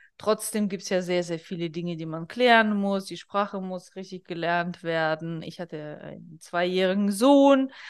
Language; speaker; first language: German; non-native, fluent; Russian